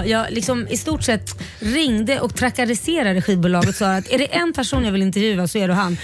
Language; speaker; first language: Swedish; native; Swedish